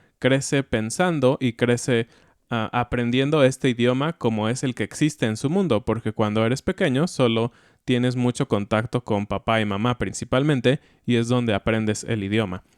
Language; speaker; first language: Spanish; native; Spanish